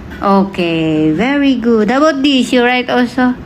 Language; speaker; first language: English; non-native, learner; Filipino